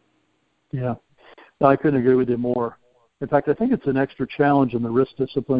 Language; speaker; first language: English; native; English